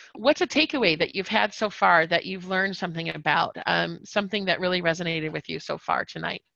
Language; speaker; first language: English; native; English